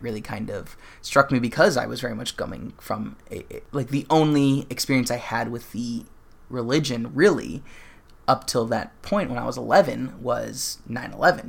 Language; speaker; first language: English; native; English